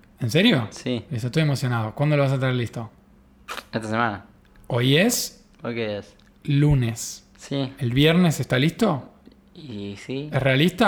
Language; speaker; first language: Spanish; native; Spanish